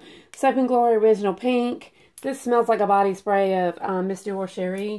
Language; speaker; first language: English; native; English